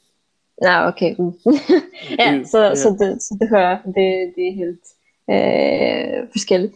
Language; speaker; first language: Danish; non-native, fluent; Polish